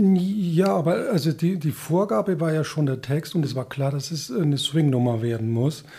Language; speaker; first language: German; native; German